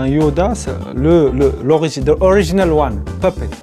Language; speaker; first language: French; non-native, local second language; Arabic